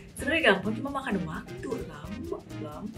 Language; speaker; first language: Indonesian; native; Indonesian